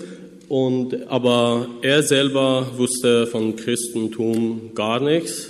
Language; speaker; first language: German; non-native, fluent; Persian